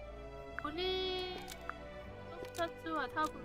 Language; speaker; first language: Japanese; non-native, learner; Chinese